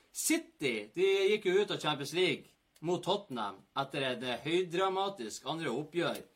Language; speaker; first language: Norwegian; native; Norwegian